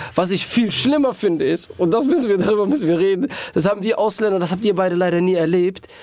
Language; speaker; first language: German; native; German